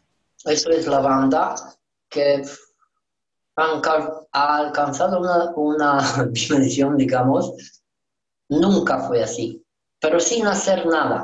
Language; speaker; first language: Spanish; non-native, learner; Romanian